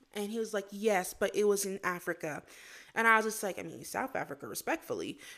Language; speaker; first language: English; native; English